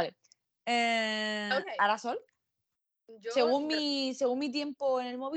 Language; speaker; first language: Spanish; native; Spanish